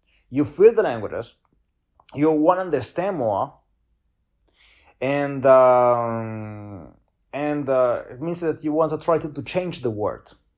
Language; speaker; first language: English; non-native, fluent; Italian